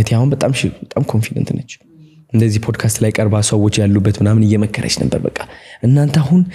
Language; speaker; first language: Amharic; non-native, local second language; Tigrinya